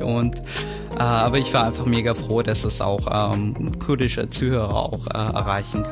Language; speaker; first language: German; non-native, fluent; Arabic